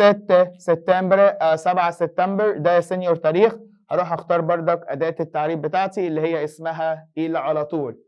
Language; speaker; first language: Arabic; native; Arabic